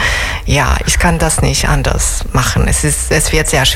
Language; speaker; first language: German; non-native, fluent; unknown